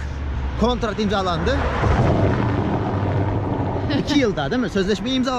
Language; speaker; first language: Turkish; native; Turkish